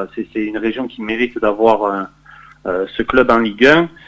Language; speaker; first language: French; native; French